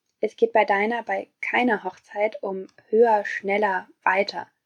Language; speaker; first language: German; native; German